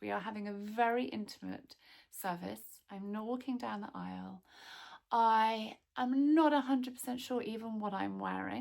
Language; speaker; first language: English; native; English